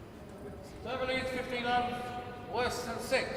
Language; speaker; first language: English; native; English